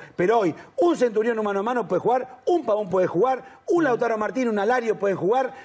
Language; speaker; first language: Spanish; native; Spanish